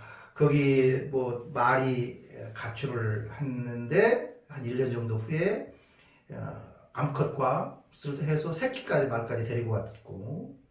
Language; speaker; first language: Korean; native; Korean